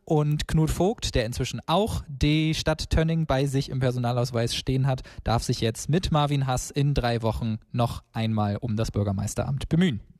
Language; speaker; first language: German; native; German